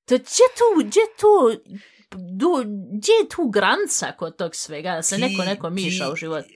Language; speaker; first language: Bosnian; early bilingual, heritage; Bosnian